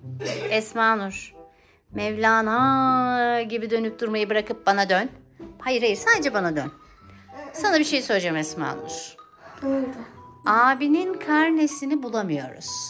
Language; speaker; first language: Turkish; native; Turkish